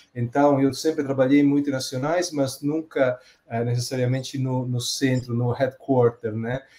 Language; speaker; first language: Portuguese; non-native, fluent; Italian